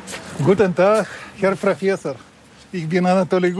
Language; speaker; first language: German; non-native, learner; Russian